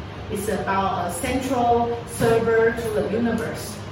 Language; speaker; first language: English; non-native, fluent; Chinese